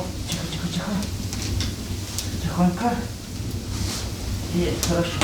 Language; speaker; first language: Russian; native; Russian